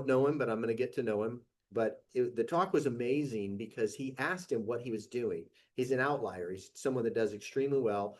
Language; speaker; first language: English; native; English